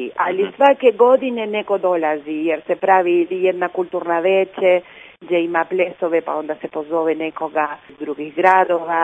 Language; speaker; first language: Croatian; early bilingual, heritage; Croatian